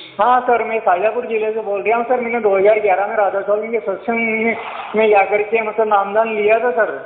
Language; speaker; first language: Hindi; native; Hindi